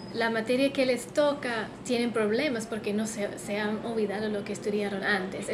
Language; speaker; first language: Spanish; non-native, fluent; English